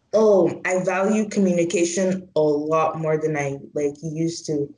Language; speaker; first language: English; non-native, local second language; Igbo